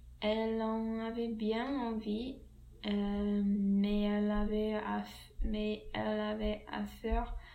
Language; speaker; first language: French; non-native, learner; English